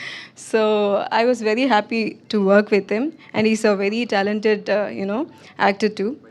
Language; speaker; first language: Telugu; non-native, learner; Tamil